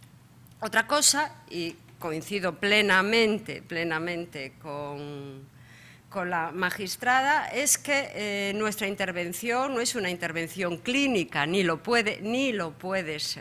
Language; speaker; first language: Spanish; native; Spanish